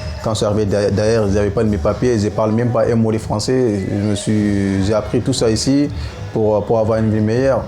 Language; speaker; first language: French; non-native, local second language; Soninke